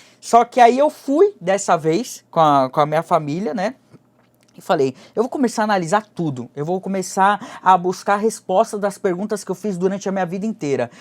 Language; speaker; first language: Portuguese; early bilingual, other home language; Japanese